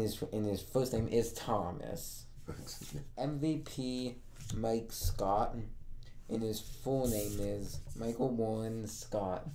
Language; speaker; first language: English; native; English